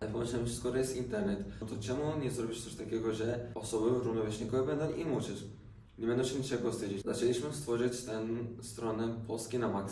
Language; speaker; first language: Polish; non-native, fluent; Ukrainian